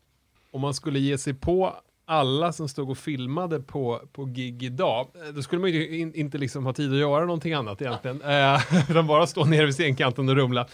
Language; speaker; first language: Swedish; native; Swedish